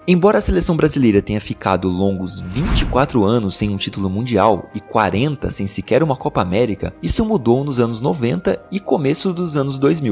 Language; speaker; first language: Portuguese; native; Portuguese